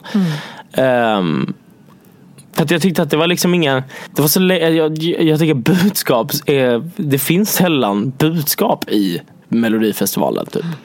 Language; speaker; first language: Swedish; native; Swedish